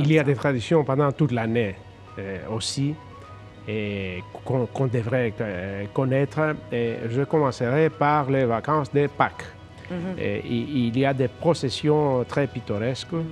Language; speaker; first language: French; non-native, fluent; Greek